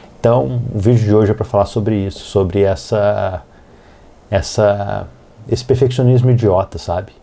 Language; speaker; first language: Portuguese; native; Portuguese